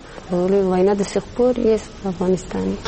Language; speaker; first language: Russian; non-native, learner; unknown